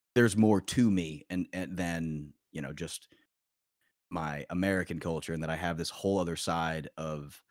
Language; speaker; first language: English; early bilingual, other home language; Korean